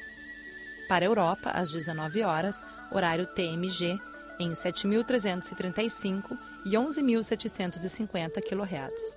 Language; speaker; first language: Portuguese; native; Portuguese